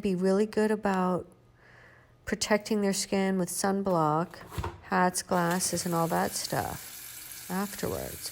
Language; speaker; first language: English; native; English